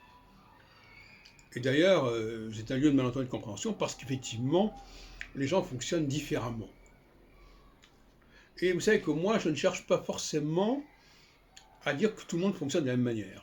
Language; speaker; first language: French; native; French